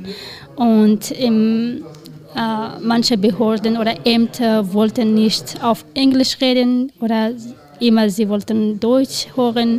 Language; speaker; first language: German; non-native, learner; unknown